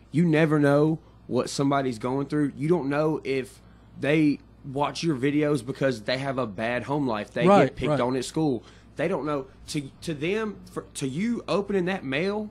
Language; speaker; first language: English; native; English